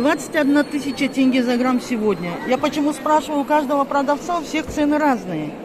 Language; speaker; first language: Russian; non-native, local second language; Kazakh